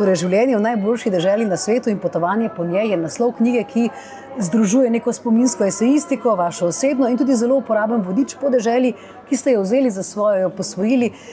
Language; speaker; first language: Slovenian; native; Slovenian